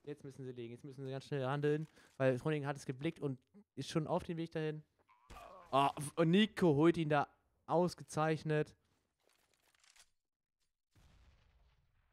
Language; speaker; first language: German; native; German